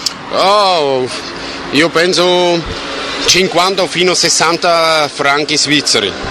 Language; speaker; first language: Italian; non-native, learner; German